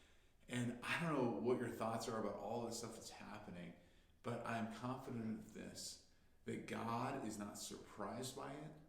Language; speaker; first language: English; native; English